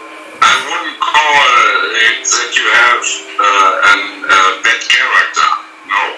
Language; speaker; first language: English; non-native, fluent; German